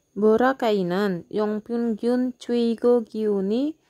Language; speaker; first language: Korean; non-native, fluent; Indonesian